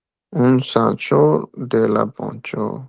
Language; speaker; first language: French; non-native, learner; Hindi